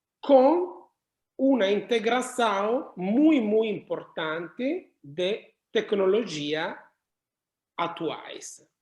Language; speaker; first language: Portuguese; non-native, learner; Italian